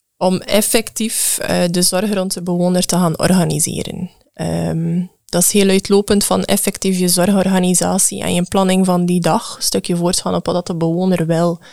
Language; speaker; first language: Dutch; native; Dutch